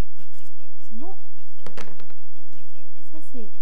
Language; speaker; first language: French; non-native, learner; Thai